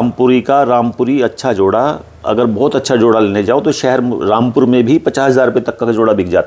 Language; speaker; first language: Hindi; native; Hindi